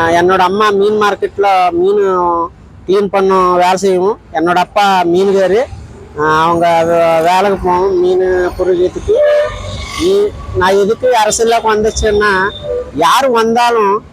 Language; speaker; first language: Tamil; non-native, local second language; Telugu